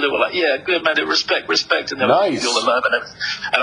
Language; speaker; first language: English; native; English